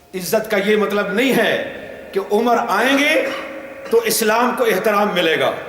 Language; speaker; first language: Urdu; non-native, local second language; Punjabi